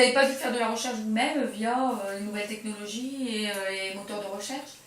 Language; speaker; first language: French; native; French